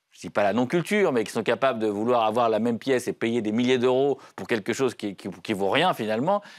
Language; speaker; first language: French; native; French